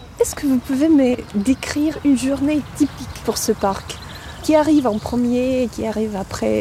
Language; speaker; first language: French; non-native, fluent; Russian